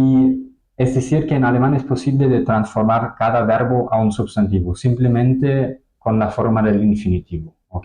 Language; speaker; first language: Spanish; non-native, fluent; German